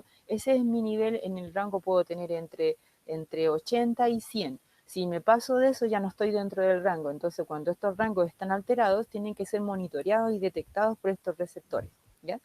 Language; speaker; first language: Spanish; native; Spanish